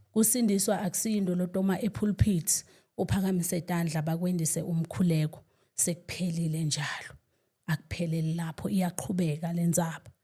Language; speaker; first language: Zulu; non-native, local second language; Swati